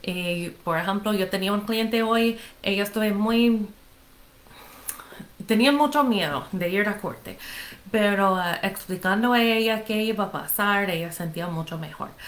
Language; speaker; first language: Spanish; non-native, fluent; English